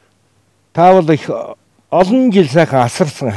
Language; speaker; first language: Mongolian; native; Mongolian